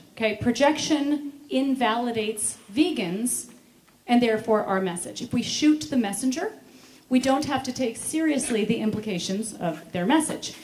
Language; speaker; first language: English; native; English